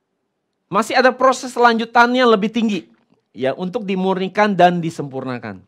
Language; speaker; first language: Indonesian; native; Indonesian